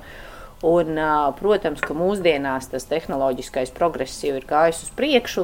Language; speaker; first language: Latvian; native; Latvian